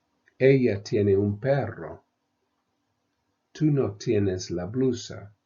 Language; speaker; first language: Spanish; non-native, fluent; English